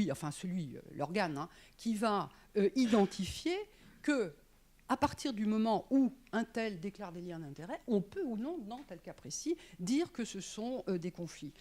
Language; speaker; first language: French; native; French